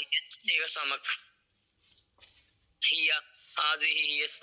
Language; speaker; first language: Arabic; non-native, learner; Urdu